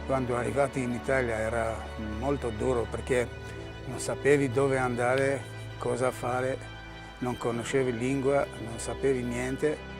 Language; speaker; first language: Italian; non-native, learner; Armenian